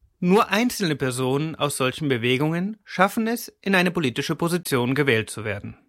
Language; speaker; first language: German; native; German